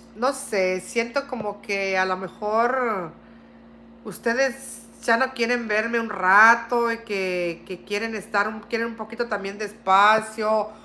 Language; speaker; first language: Spanish; native; Spanish